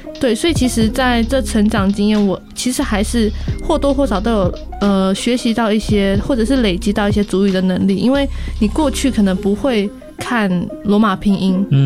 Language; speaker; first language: Chinese; non-native, local second language; Amis